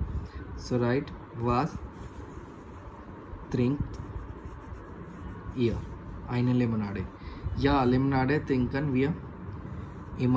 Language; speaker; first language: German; non-native, learner; Hindi